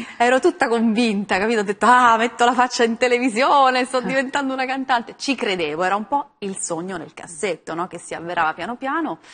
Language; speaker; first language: Italian; native; Italian